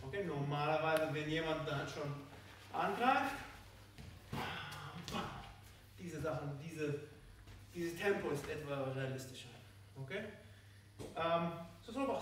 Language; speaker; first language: German; non-native, fluent; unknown